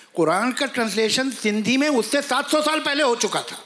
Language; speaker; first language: Hindi; native; Hindi